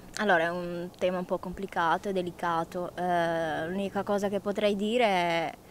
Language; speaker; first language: Italian; non-native, fluent; Portuguese